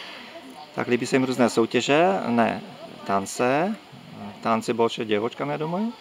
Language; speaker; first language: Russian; non-native, learner; Czech